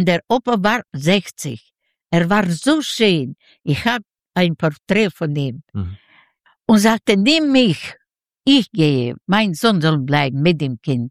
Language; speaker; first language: German; non-native, learner; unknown